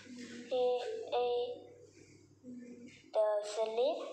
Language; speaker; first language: English; non-native, learner; Vietnamese